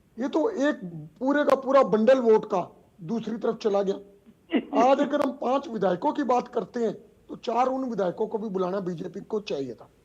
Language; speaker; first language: Hindi; native; Hindi